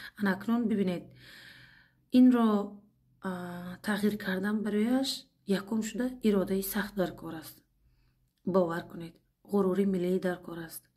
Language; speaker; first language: Tajik; non-native, fluent; Uzbek